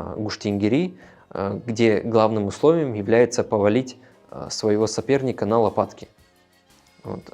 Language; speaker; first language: Russian; non-native, local second language; Tajik